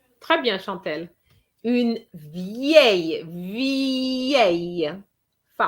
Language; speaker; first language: French; non-native, fluent; English